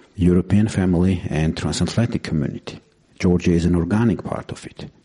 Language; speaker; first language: English; non-native, fluent; Georgian